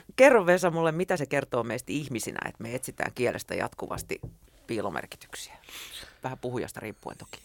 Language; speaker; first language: Finnish; native; Finnish